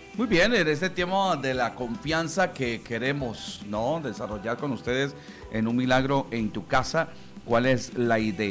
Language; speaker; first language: Spanish; native; Spanish